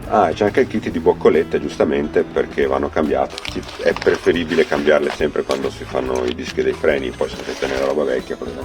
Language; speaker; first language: Italian; native; Italian